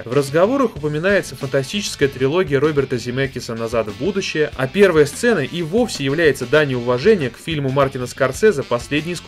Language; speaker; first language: Russian; native; Russian